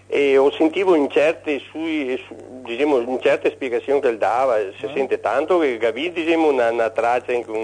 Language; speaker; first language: Italian; native; Italian